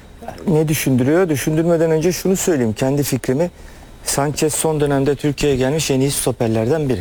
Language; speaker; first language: Turkish; native; Turkish